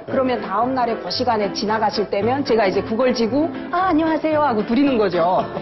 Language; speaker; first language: Korean; native; Korean